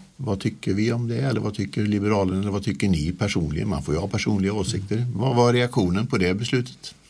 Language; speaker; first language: Swedish; native; Swedish